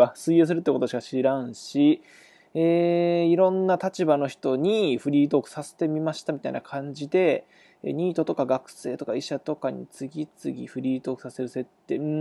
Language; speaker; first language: Japanese; native; Japanese